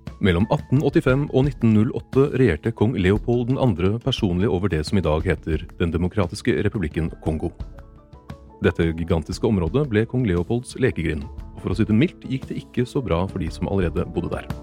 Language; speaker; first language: Norwegian; native; Norwegian